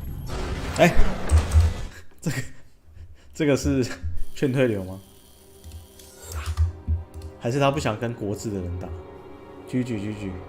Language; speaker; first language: Chinese; native; Chinese